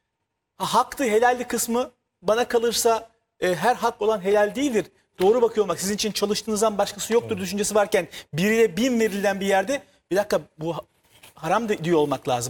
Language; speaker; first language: Turkish; native; Turkish